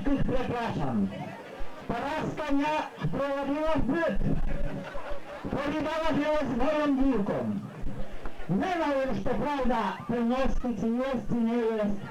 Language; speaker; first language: Polish; non-native, local second language; Rusyn